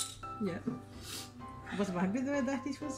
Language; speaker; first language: German; non-native, learner; Spanish